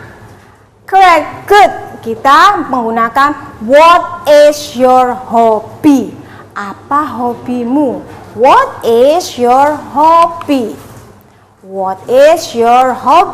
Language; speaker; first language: English; non-native, learner; Indonesian